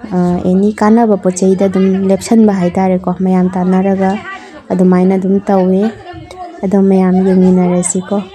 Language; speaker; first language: Manipuri; native; Manipuri